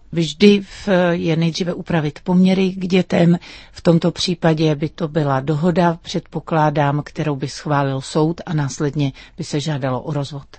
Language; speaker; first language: Czech; native; Czech